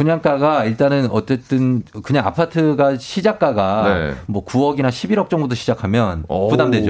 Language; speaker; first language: Korean; native; Korean